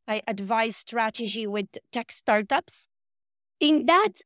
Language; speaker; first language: English; non-native, fluent; Arabic